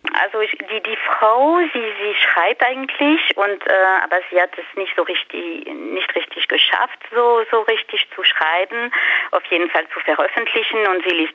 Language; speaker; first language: German; non-native, fluent; French